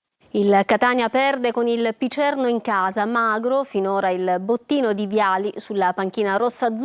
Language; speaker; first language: Italian; native; Italian